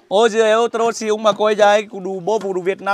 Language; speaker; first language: Portuguese; non-native, learner; Vietnamese